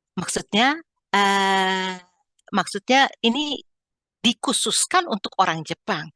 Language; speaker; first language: Indonesian; native; Indonesian